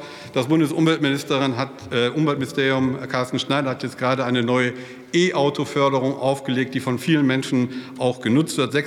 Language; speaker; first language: German; native; German